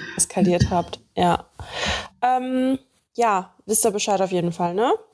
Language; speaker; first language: German; early bilingual, other home language; Russian